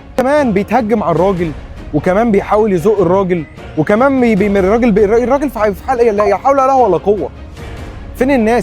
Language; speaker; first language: Arabic; native; Arabic